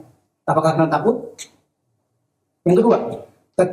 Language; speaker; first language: Indonesian; native; Indonesian